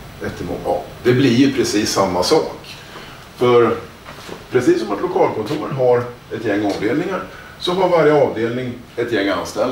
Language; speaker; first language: Swedish; native; Swedish